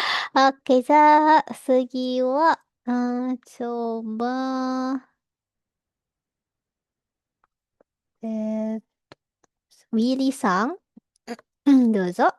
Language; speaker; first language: Japanese; non-native, fluent; Indonesian